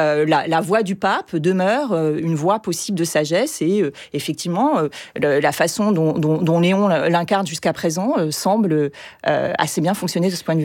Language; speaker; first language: French; native; French